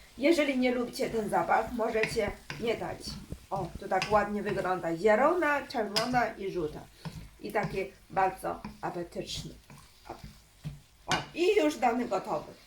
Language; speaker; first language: Polish; non-native, learner; Chinese